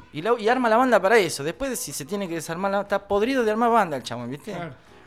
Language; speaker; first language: Spanish; native; Spanish